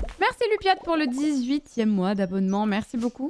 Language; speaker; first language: French; native; French